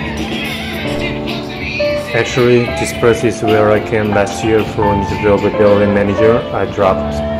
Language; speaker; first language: English; non-native, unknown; Korean